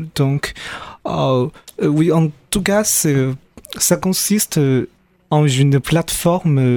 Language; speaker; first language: French; non-native, fluent; Chinese